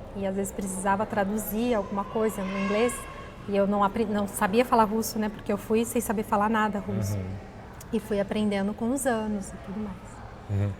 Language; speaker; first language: Portuguese; native; Portuguese